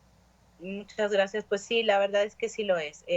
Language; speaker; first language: Spanish; native; Spanish